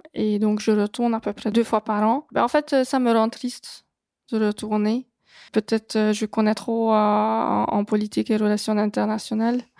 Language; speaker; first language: French; non-native, fluent; Hungarian